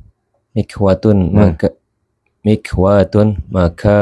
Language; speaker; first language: Arabic; non-native, learner; Indonesian